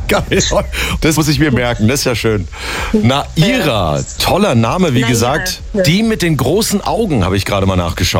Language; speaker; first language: German; native; German